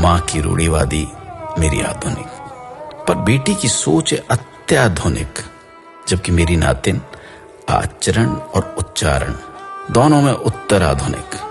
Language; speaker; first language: Hindi; native; Hindi